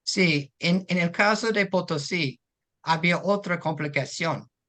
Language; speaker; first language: Spanish; non-native, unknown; English